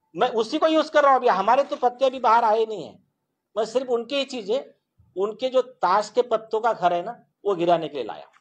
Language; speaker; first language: Hindi; non-native, local second language; Marathi